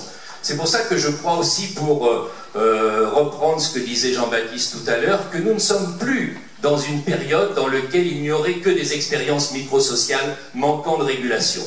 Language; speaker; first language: French; native; French